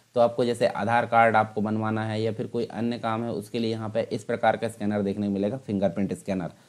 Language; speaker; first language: Hindi; native; Hindi